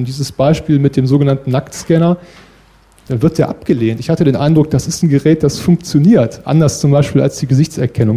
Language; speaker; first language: German; native; German